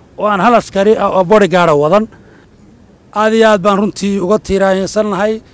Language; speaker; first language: Somali; native; Somali